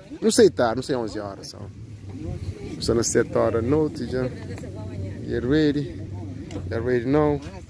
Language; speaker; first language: Portuguese; non-native, local second language; Kabuverdianu